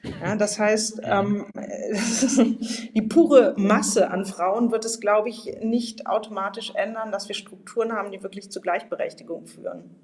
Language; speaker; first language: German; native; German